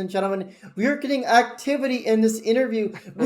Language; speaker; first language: English; native; English